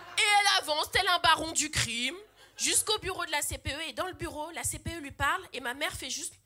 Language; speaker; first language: French; early bilingual, other home language; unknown